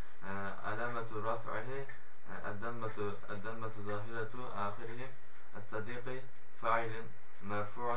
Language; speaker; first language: Arabic; non-native, learner; Turkish